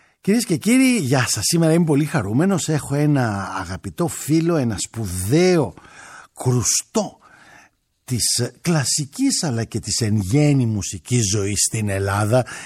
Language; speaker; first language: Greek; native; Greek